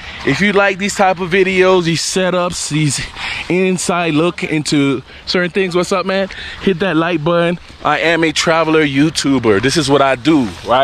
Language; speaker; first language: English; native; English